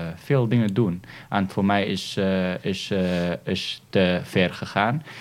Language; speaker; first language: Dutch; non-native, fluent; Arabic